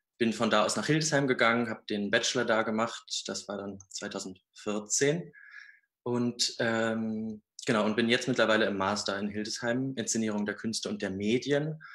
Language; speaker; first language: German; native; German